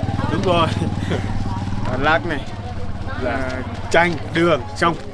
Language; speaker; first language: Vietnamese; non-native, learner; Portuguese